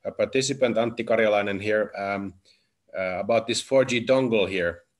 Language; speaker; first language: English; non-native, fluent; Finnish